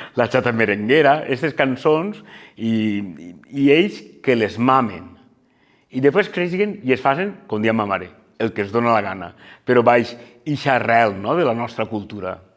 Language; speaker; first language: Catalan; native; Catalan